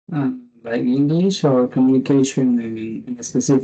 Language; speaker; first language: English; non-native, fluent; Spanish